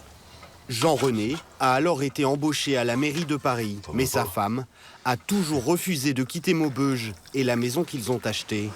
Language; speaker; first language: French; native; French